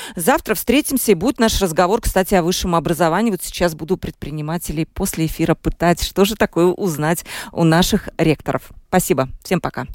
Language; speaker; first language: Russian; native; Russian